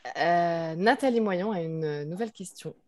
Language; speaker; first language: French; native; French